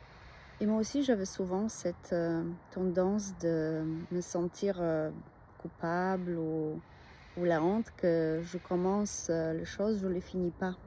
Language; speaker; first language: French; non-native, fluent; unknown